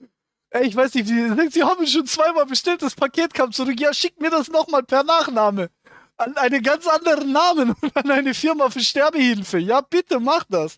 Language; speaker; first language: German; native; German